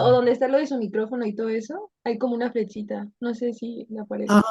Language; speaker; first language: Spanish; native; Spanish